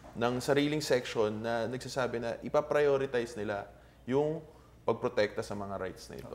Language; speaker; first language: Filipino; native; Filipino